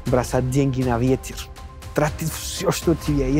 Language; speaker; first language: Russian; non-native, fluent; Spanish